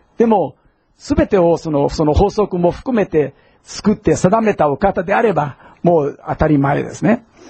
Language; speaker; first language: Japanese; non-native, fluent; English